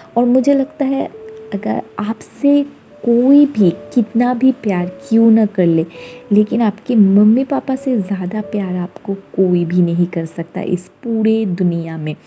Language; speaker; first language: Hindi; non-native, local second language; Bangla